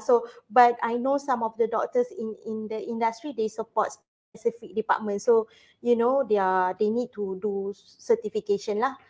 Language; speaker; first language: English; non-native, local second language; Malay